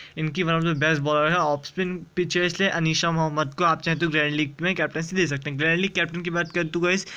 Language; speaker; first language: Hindi; native; Hindi